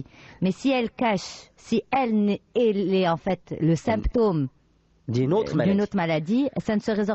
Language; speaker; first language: French; non-native, local second language; Arabic